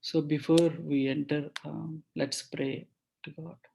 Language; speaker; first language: English; non-native, local second language; Telugu